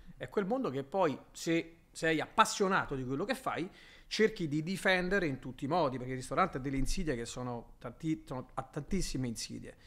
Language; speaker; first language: Italian; native; Italian